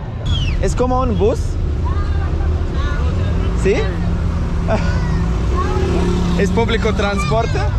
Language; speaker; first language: Spanish; non-native, learner; Arabic